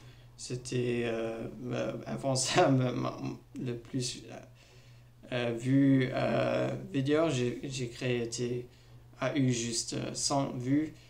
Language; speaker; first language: French; non-native, learner; English